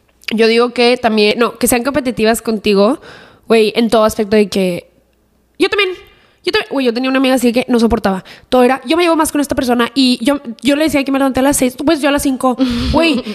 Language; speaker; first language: Spanish; native; Spanish